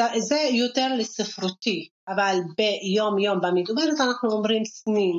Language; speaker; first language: Hebrew; non-native, local second language; Arabic